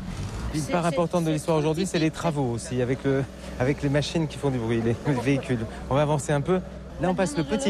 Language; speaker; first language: French; native; French